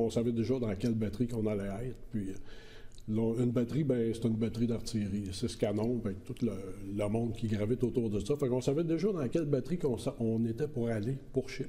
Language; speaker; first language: French; native; French